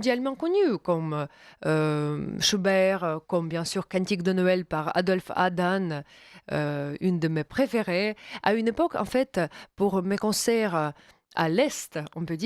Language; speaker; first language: French; non-native, fluent; Russian